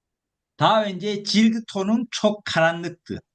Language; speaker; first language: Turkish; non-native, fluent; Korean